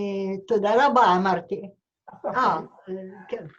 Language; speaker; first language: Hebrew; non-native, fluent; Russian